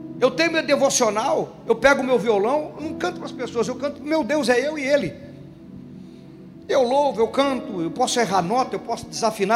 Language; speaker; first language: Portuguese; native; Portuguese